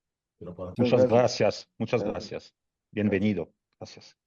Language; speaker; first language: Spanish; non-native, learner; French